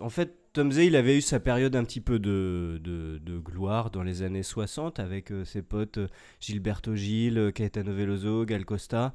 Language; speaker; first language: French; native; French